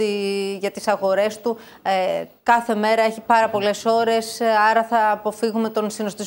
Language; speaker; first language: Greek; native; Greek